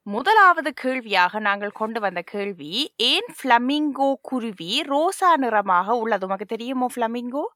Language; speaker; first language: Tamil; early bilingual, heritage; Tamil